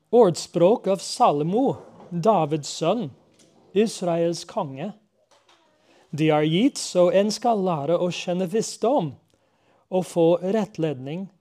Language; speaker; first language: Norwegian; non-native, fluent; English